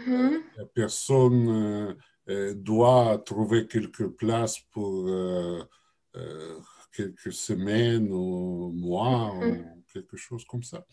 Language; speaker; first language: French; non-native, learner; Russian